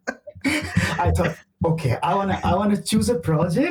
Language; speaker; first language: English; non-native, local second language; Bangla